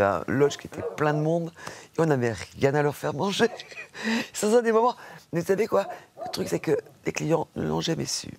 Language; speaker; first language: French; native; French